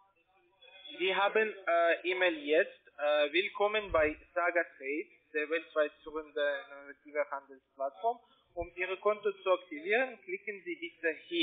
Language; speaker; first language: German; non-native, learner; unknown